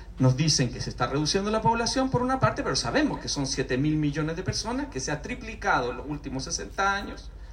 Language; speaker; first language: Spanish; native; Spanish